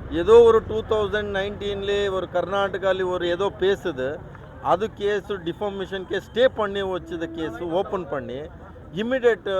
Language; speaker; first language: Tamil; non-native, local second language; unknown